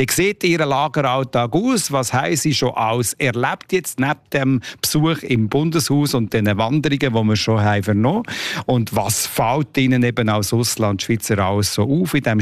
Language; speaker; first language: German; native; German